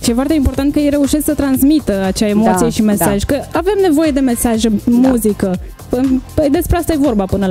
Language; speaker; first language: Romanian; native; Romanian